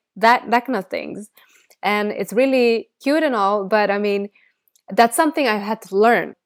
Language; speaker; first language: English; non-native, fluent; Bangla